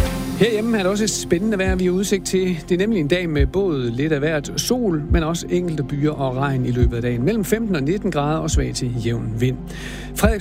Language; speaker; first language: Danish; native; Danish